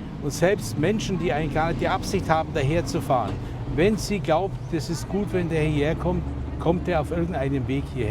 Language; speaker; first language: German; native; German